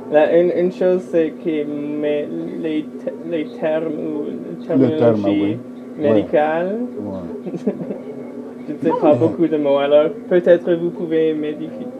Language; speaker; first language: French; early bilingual, other home language; English